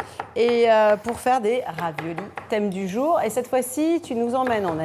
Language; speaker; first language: French; native; French